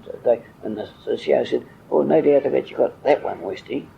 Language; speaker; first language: English; native; English